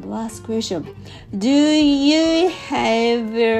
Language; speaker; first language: English; non-native, learner; Japanese